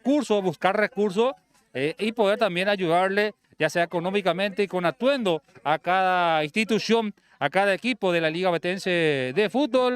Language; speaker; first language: Spanish; native; Spanish